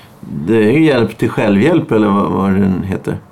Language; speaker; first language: Swedish; native; Swedish